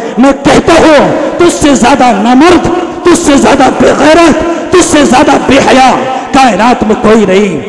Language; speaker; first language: Urdu; native; Urdu